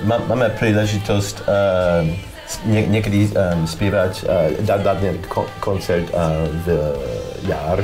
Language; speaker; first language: Slovak; non-native, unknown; English